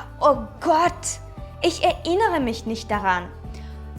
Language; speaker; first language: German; non-native, fluent; Ukrainian